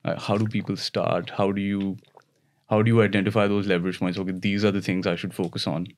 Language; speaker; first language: English; non-native, local second language; Urdu